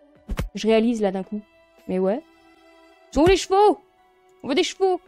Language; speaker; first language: French; native; French